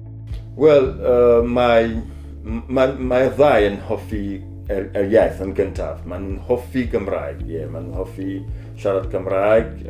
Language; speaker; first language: Welsh; non-native, learner; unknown